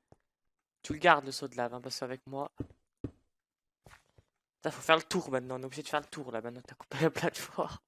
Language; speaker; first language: French; native; French